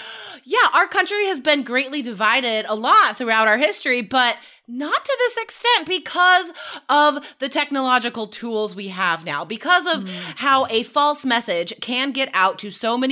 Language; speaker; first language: English; native; English